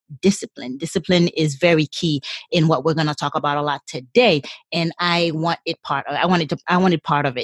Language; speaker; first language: English; non-native, fluent; Haitian Creole